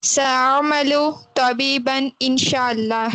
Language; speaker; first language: Arabic; non-native, learner; Tamil